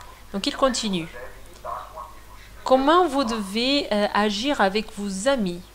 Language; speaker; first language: French; non-native, fluent; Portuguese